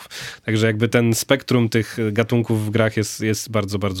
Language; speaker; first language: Polish; native; Polish